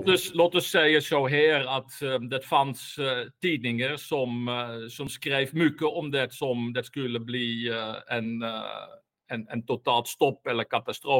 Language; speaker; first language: Swedish; non-native, fluent; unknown